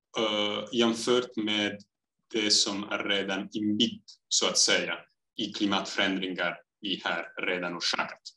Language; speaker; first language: Swedish; non-native, fluent; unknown